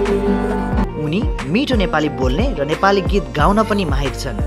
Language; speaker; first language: Nepali; native; Nepali